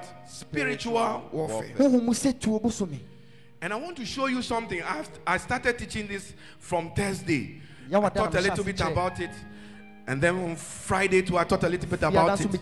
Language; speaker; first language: English; non-native, local second language; Akan